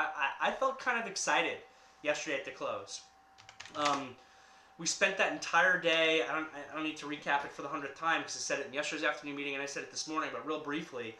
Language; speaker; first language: English; native; English